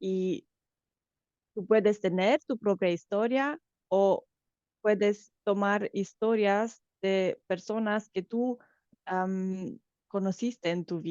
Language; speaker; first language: Spanish; non-native, fluent; Romanian